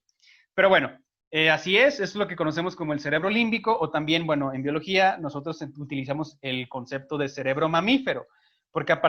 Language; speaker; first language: Spanish; native; Spanish